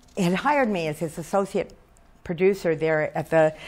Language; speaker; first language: English; native; English